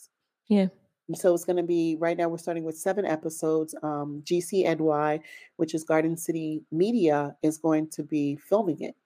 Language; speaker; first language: English; native; English